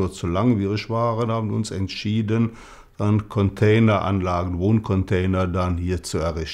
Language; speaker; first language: German; native; German